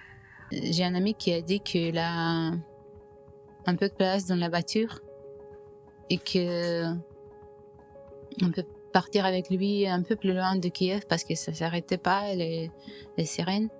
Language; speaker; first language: French; non-native, fluent; Ukrainian